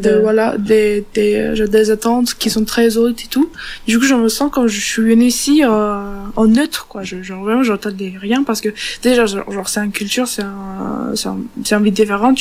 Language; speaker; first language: French; non-native, learner; Turkish